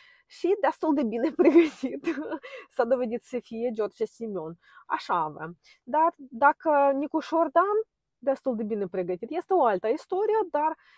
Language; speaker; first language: Romanian; non-native, fluent; Ukrainian